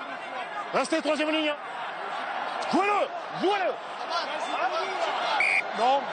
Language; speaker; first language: French; native; French